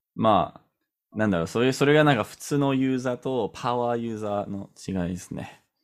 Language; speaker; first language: Japanese; non-native, fluent; English